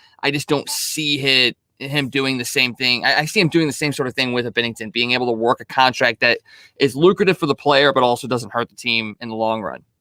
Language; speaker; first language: English; native; English